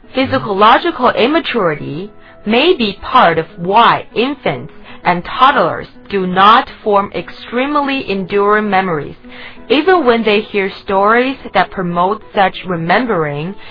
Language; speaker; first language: English; non-native, fluent; Chinese